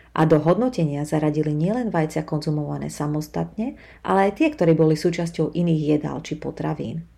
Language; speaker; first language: Slovak; native; Slovak